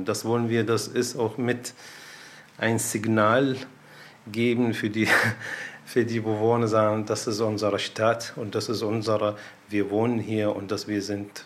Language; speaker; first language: German; non-native, fluent; Arabic